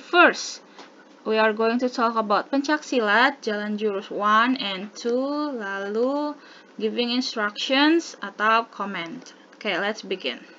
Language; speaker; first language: English; non-native, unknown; Indonesian